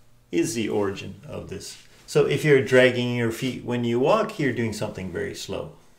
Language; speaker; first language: English; native; English